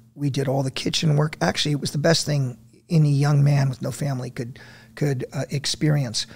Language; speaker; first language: English; native; English